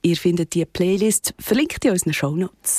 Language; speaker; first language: German; native; German